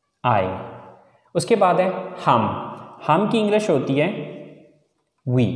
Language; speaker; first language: Urdu; native; Urdu